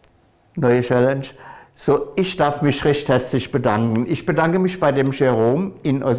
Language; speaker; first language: German; native; German